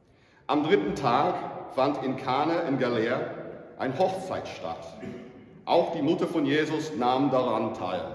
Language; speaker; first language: German; non-native, fluent; English